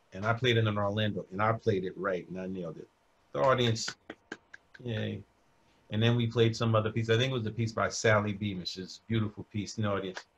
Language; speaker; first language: English; native; English